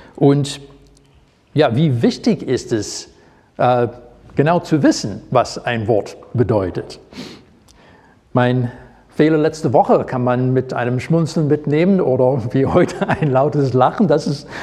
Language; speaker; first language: German; non-native, fluent; English